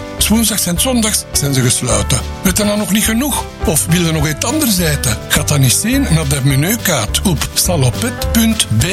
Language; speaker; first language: Dutch; native; Dutch